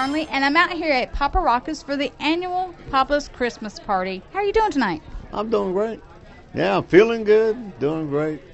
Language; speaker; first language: English; native; English